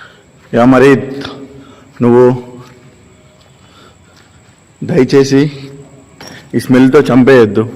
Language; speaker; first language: Telugu; native; Telugu